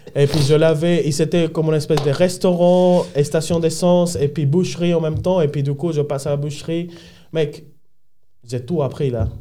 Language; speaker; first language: French; non-native, fluent; Spanish